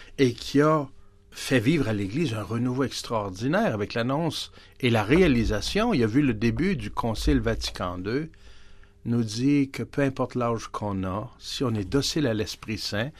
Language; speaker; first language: French; native; French